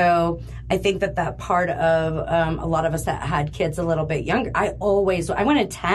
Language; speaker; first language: English; native; English